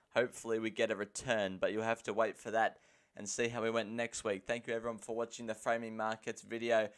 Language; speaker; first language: English; native; English